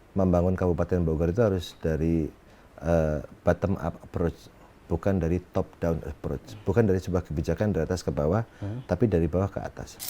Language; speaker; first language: Indonesian; non-native, local second language; Sundanese